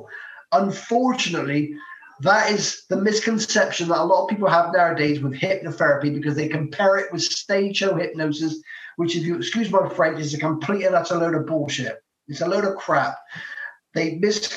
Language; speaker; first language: English; native; English